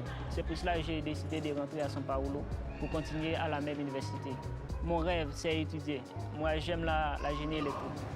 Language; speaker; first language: French; non-native, local second language; Haitian Creole